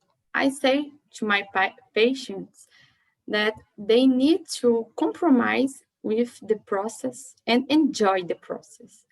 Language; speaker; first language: English; non-native, learner; Portuguese